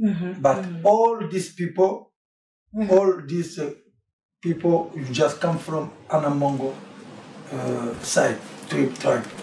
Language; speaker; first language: English; non-native, learner; French